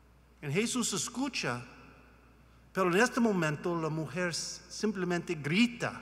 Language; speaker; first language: Spanish; non-native, learner; English